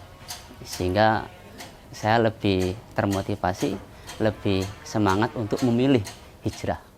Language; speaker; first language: Indonesian; non-native, local second language; Javanese